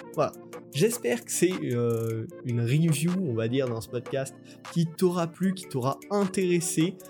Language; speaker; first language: French; native; French